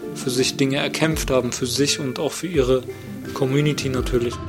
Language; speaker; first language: German; native; German